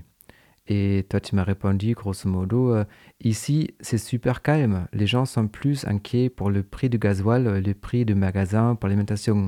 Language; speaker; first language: French; native; French